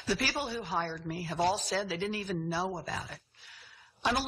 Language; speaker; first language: English; native; English